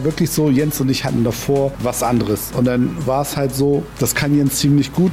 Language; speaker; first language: German; native; German